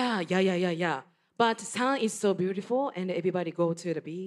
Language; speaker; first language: English; non-native, learner; Japanese